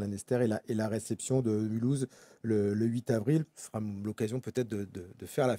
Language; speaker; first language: French; native; French